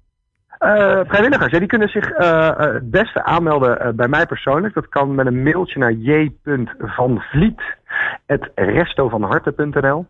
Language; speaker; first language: Dutch; native; Dutch